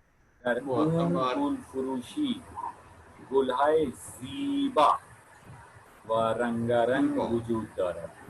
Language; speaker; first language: Persian; non-native, fluent; Urdu